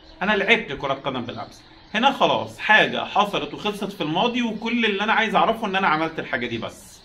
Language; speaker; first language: Arabic; native; Arabic